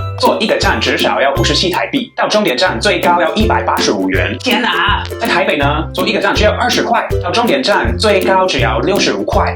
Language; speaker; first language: Chinese; non-native, fluent; English